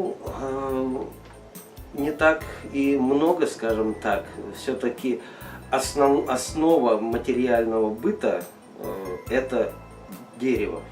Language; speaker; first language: Russian; native; Russian